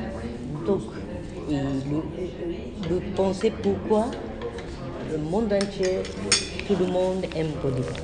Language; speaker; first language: French; non-native, fluent; Japanese